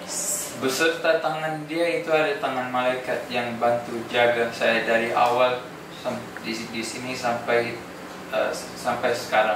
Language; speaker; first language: Indonesian; non-native, fluent; English